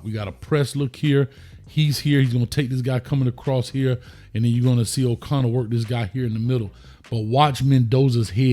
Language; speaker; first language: English; native; English